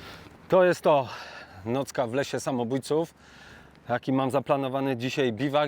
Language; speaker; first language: Polish; native; Polish